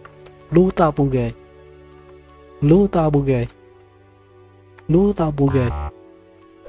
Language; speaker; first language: French; non-native, learner; Vietnamese